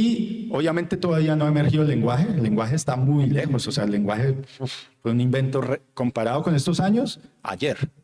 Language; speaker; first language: Spanish; native; Spanish